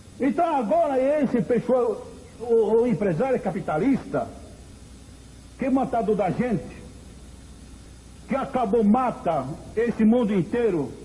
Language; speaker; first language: Portuguese; non-native, local second language; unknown